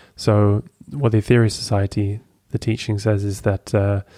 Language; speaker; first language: English; native; English